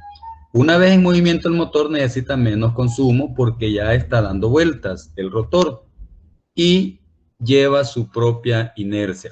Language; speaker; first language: Spanish; native; Spanish